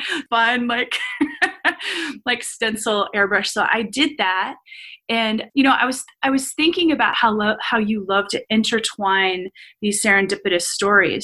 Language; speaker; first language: English; native; English